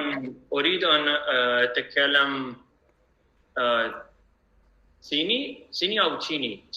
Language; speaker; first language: Arabic; non-native, learner; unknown